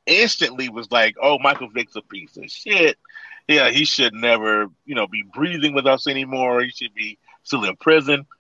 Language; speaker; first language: English; native; English